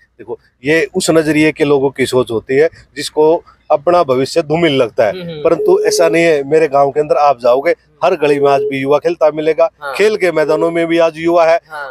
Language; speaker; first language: Hindi; native; Hindi